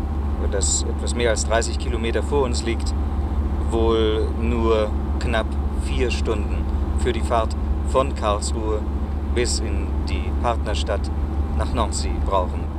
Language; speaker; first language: German; native; German